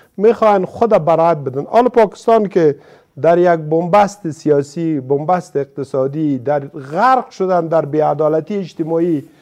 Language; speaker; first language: Persian; native; Persian